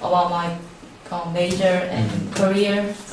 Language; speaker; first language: English; non-native, learner; Korean